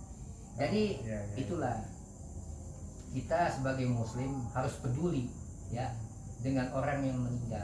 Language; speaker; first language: Indonesian; native; Indonesian